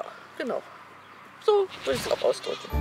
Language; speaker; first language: German; native; German